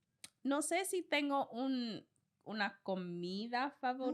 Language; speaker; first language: Spanish; non-native, learner; English